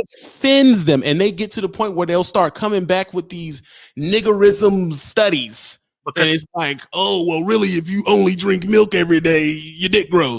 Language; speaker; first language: English; native; English